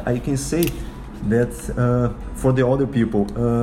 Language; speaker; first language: English; non-native, learner; Portuguese